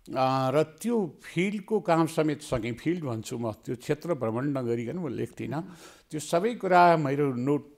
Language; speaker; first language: Nepali; native; Nepali